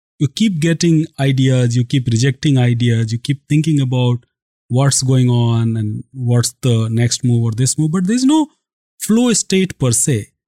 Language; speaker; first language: English; non-native, local second language; Hindi